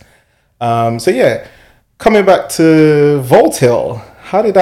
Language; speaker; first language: English; non-native, local second language; Yoruba